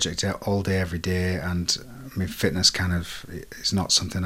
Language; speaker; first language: English; native; English